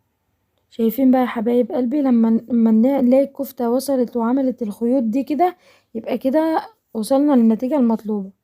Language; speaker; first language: Arabic; native; Arabic